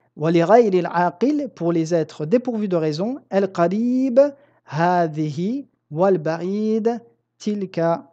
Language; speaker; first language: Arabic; non-native, fluent; French